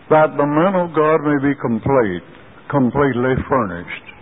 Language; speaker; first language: English; native; English